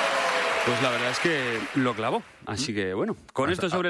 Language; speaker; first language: Spanish; native; Spanish